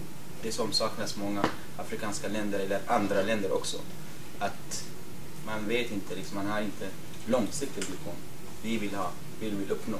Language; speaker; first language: Swedish; non-native, fluent; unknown